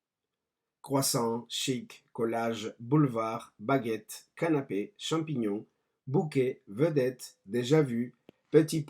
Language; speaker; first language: French; non-native, fluent; Spanish